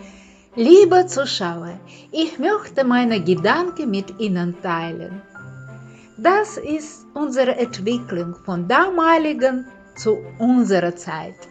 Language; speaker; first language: German; non-native, fluent; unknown